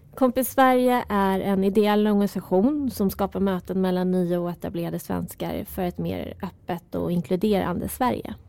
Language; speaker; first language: Swedish; early bilingual, other home language; Persian